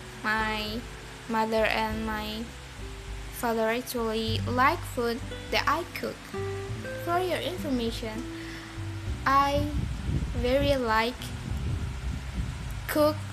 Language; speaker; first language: English; non-native, learner; Indonesian